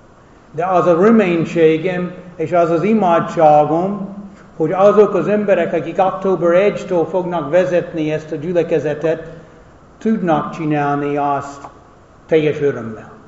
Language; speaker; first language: Hungarian; non-native, fluent; English